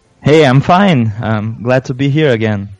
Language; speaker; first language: English; non-native, fluent; Portuguese